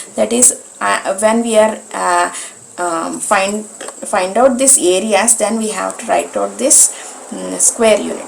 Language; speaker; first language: English; non-native, local second language; Telugu